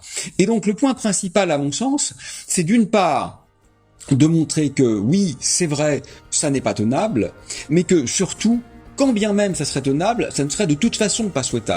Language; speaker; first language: French; native; French